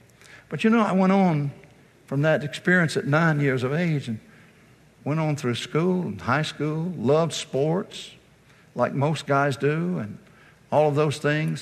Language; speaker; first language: English; native; English